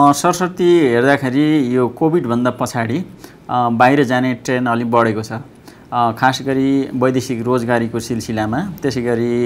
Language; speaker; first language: Nepali; native; Nepali